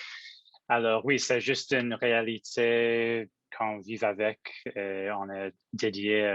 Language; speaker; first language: French; non-native, local second language; English